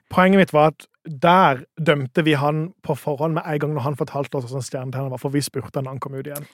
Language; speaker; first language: Norwegian; native; Norwegian